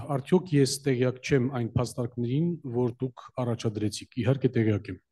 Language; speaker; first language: Armenian; native; Armenian